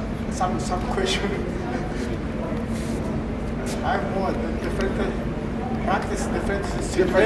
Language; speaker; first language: English; non-native, learner; Spanish